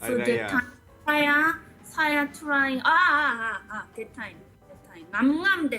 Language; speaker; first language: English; non-native, learner; Korean